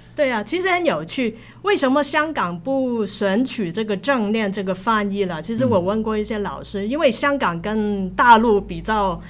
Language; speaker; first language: Chinese; non-native, local second language; Cantonese